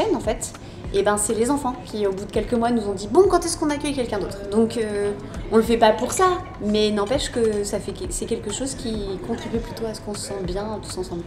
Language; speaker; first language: French; native; French